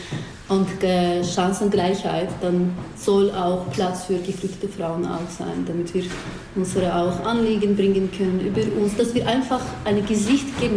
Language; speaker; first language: German; non-native, learner; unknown